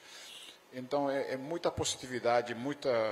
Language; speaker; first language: Portuguese; non-native, fluent; Dutch